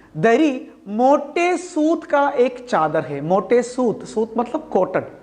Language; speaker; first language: Hindi; non-native, local second language; Malayalam